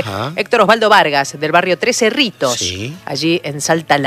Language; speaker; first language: Spanish; native; Spanish